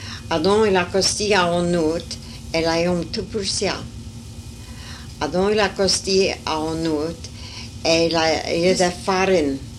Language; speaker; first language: French; early bilingual, heritage; French